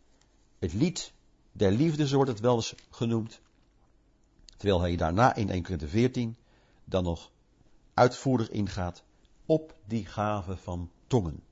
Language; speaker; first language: Dutch; native; Dutch